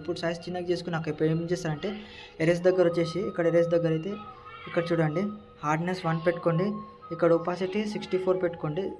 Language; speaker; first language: Telugu; native; Telugu